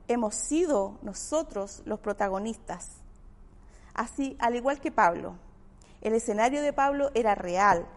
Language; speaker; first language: Spanish; native; Spanish